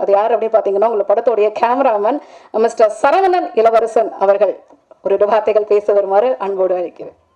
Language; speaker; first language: Tamil; native; Tamil